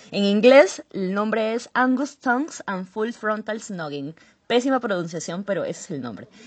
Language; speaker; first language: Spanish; native; Spanish